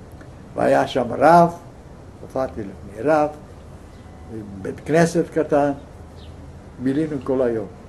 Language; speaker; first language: Hebrew; non-native, fluent; Yiddish